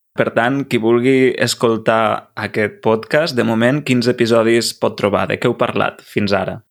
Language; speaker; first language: Catalan; native; Catalan